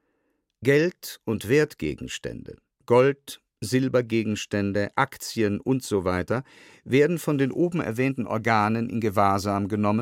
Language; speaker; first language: German; native; German